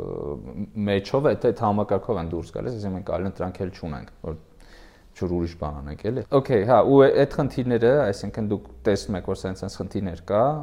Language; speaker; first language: Armenian; native; Armenian